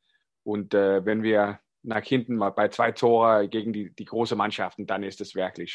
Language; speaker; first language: German; non-native, fluent; Danish